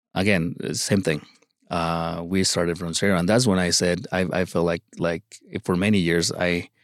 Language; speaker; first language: English; early bilingual, other home language; Spanish